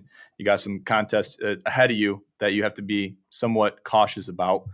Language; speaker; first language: English; native; English